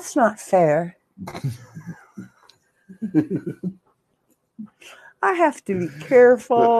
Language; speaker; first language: English; native; English